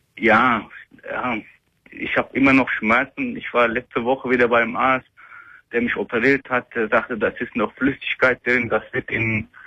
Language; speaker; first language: German; non-native, learner; Turkish